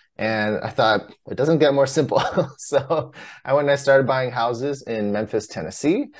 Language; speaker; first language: English; native; English